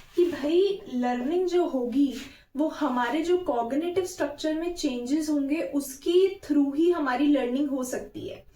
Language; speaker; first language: Hindi; native; Hindi